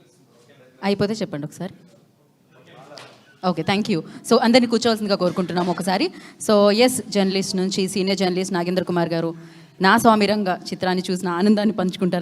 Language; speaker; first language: Telugu; native; Telugu